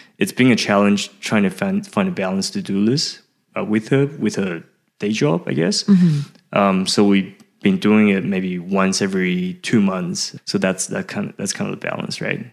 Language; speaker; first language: English; early bilingual, other home language; Chinese